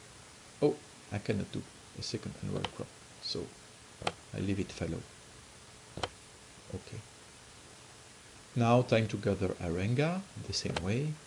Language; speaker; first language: English; non-native, fluent; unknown